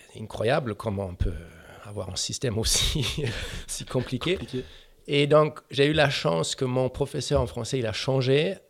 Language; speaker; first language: French; non-native, fluent; German